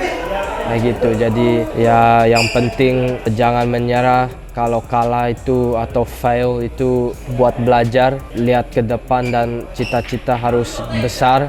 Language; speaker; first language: Indonesian; early bilingual, heritage; English